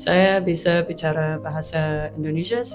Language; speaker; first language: Indonesian; non-native, learner; English